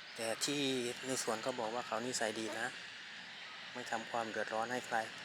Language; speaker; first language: Thai; native; Thai